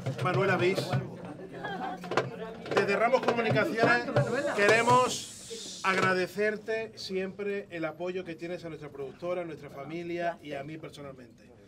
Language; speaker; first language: Spanish; native; Spanish